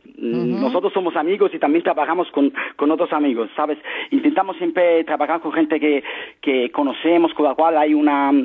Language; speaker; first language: Spanish; non-native, fluent; Italian